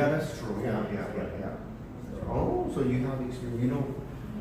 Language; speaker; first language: English; early bilingual, other home language; Korean